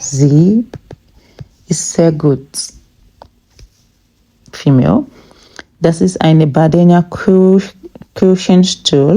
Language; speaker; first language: German; non-native, fluent; English